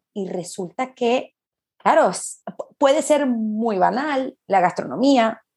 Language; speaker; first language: Spanish; native; Spanish